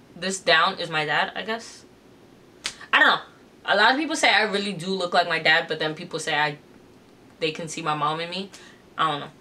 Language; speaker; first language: English; native; English